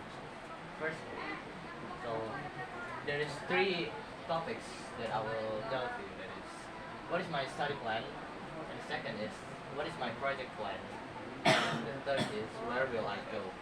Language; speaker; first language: English; non-native, learner; Indonesian